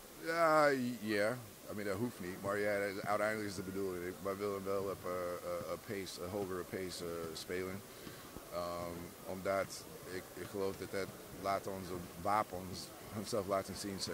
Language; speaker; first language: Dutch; non-native, fluent; English